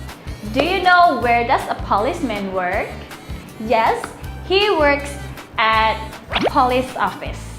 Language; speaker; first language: English; non-native, fluent; Indonesian